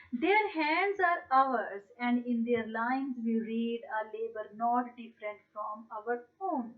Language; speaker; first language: English; non-native, local second language; Punjabi